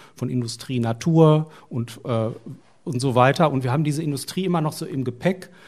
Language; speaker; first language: German; native; German